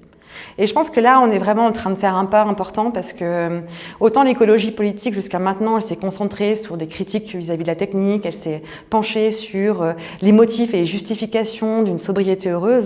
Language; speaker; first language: French; native; French